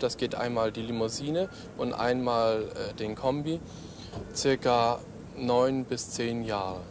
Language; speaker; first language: German; native; German